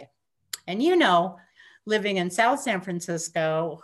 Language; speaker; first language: English; native; English